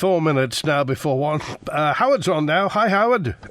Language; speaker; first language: English; native; English